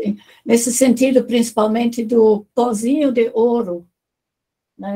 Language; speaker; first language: Portuguese; non-native, fluent; German